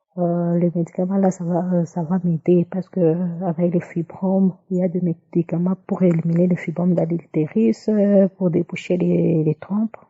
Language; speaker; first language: French; non-native, local second language; Lingala